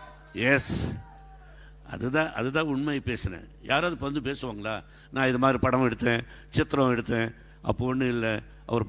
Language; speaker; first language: Tamil; non-native, learner; Telugu